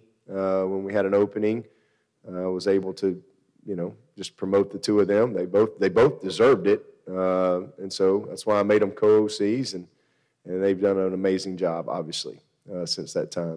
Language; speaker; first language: English; native; English